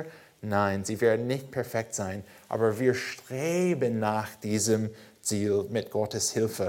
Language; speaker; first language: German; non-native, fluent; English